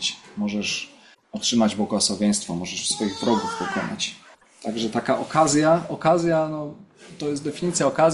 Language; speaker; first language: Polish; native; Polish